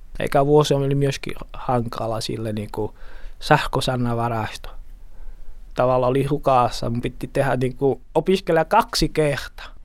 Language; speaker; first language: Finnish; non-native, learner; Portuguese